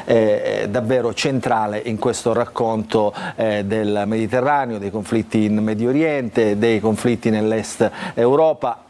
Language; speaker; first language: Italian; native; Italian